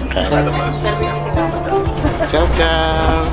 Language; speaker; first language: Italian; non-native, learner; Filipino